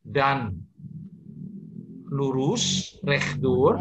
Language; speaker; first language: Dutch; non-native, learner; Indonesian